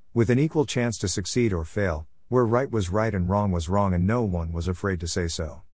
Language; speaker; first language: English; native; English